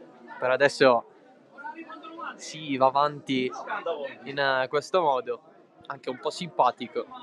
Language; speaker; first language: Italian; native; Italian